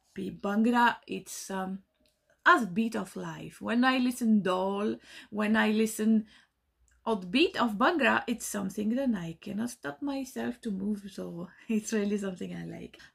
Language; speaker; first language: English; non-native, learner; French